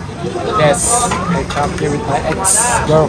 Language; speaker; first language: English; non-native, learner; Turkish